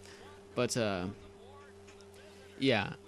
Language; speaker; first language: English; native; English